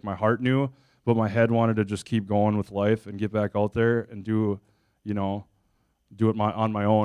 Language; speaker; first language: English; native; English